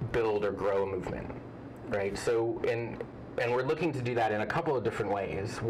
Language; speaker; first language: English; native; English